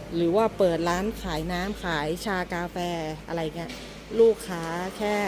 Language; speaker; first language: Thai; native; Thai